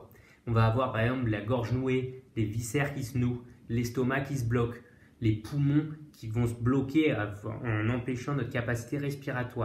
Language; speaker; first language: French; native; French